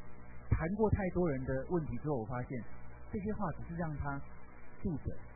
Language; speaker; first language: Chinese; native; Chinese